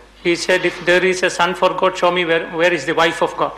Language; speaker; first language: English; non-native, local second language; Malayalam